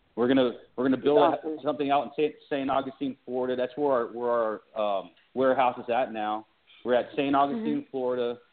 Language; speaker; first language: English; native; English